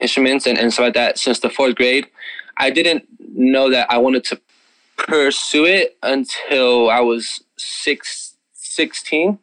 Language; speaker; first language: English; native; English